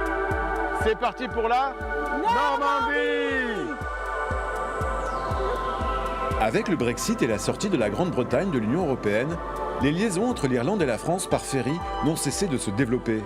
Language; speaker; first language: French; native; French